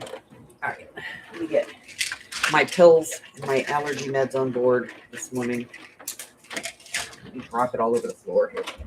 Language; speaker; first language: English; native; English